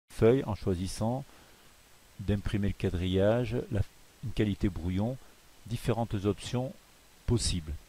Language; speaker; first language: French; native; French